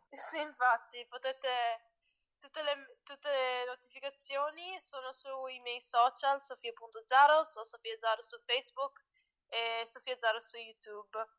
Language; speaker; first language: Italian; early bilingual, heritage; English